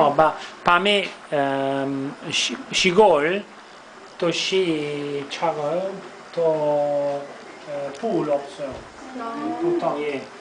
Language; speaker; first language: Korean; non-native, learner; Italian